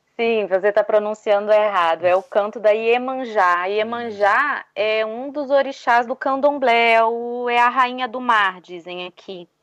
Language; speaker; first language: Portuguese; native; Portuguese